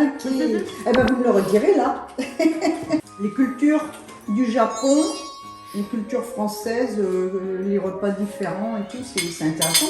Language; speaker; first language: French; native; French